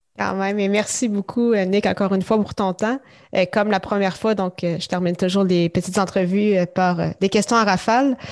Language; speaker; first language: French; native; French